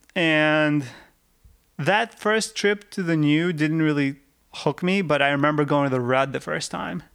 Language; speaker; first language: English; early bilingual, other home language; Russian